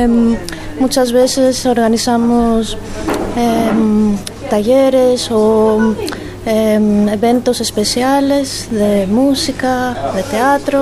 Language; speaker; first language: Spanish; non-native, fluent; Greek